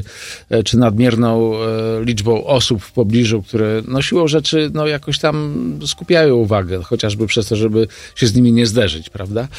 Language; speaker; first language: Polish; native; Polish